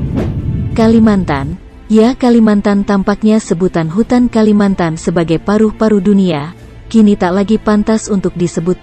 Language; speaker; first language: Indonesian; native; Indonesian